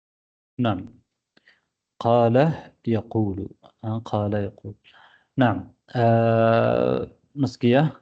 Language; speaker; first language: Arabic; non-native, fluent; Tamil